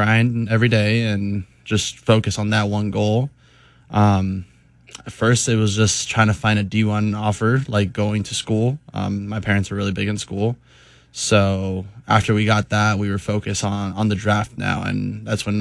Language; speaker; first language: English; native; English